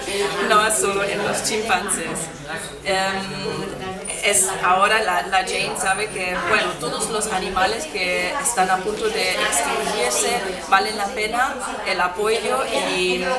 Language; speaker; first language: Spanish; non-native, fluent; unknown